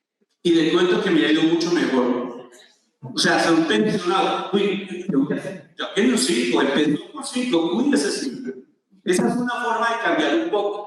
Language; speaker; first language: Spanish; native; Spanish